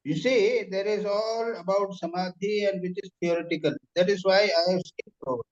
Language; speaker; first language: English; non-native, local second language; Hindi